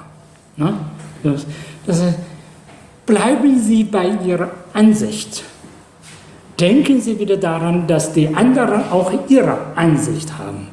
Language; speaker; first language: German; non-native, fluent; Chinese